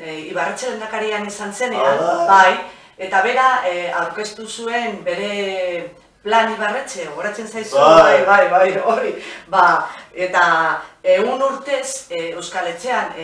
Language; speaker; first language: Basque; non-native, local second language; Spanish